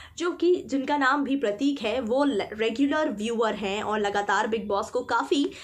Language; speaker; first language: Hindi; native; Hindi